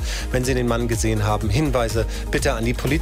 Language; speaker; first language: German; native; German